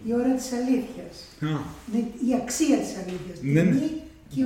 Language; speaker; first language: Greek; native; Greek